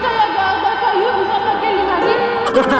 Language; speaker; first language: Indonesian; non-native, learner; Russian